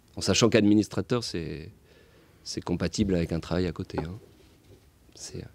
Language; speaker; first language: French; native; French